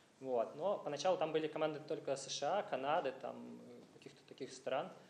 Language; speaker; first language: Russian; native; Russian